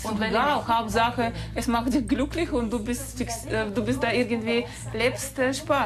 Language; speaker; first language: German; non-native, fluent; Russian